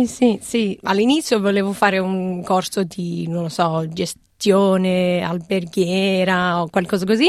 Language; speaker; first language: Italian; non-native, fluent; English